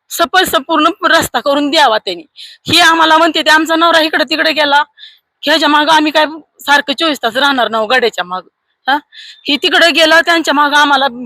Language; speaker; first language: Marathi; native; Marathi